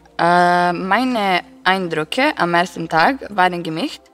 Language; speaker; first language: German; non-native, learner; Serbian